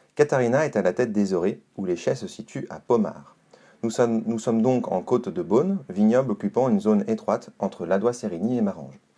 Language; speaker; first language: French; native; French